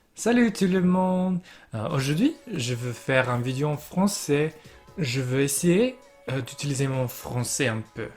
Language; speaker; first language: French; non-native, learner; English